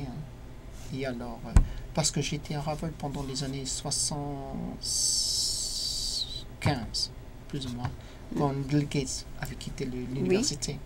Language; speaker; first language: French; non-native, learner; English